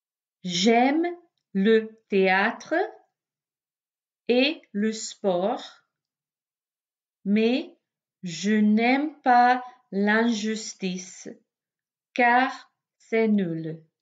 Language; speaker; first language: French; non-native, fluent; English